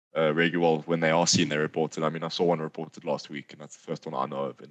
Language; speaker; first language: English; native; English